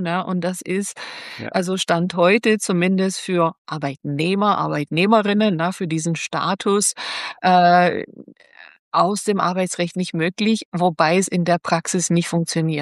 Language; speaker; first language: German; native; German